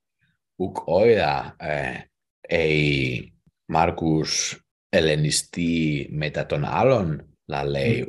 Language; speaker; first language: Greek; non-native, learner; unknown